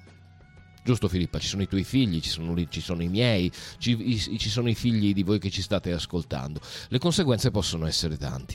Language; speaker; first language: Italian; native; Italian